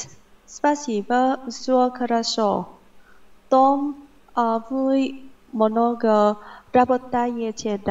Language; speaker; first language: Russian; non-native, learner; Vietnamese